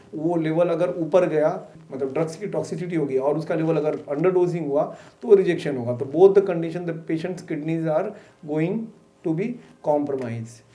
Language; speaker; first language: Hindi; native; Hindi